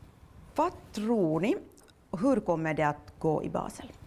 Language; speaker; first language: Swedish; non-native, local second language; Finnish